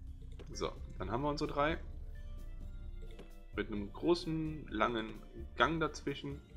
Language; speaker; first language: German; native; German